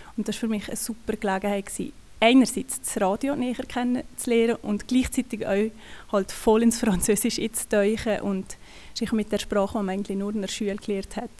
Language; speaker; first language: German; native; German